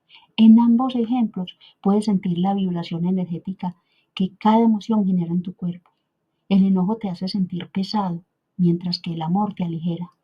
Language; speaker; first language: Spanish; native; Spanish